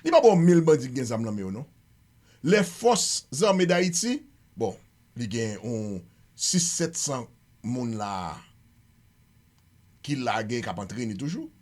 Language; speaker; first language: Haitian Creole; native; Haitian Creole